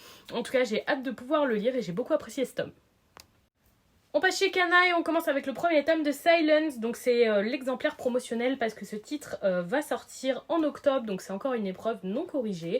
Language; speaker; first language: French; native; French